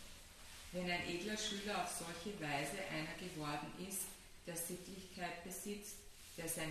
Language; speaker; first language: German; native; German